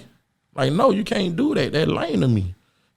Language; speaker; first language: English; native; English